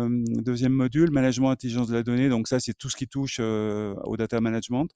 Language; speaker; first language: French; native; French